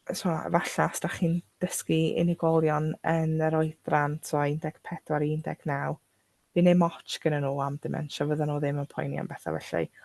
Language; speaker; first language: Welsh; non-native, local second language; English